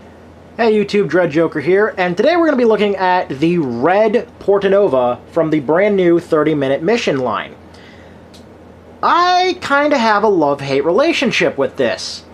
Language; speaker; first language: English; native; English